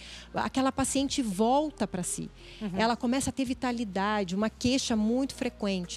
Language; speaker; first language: Portuguese; native; Portuguese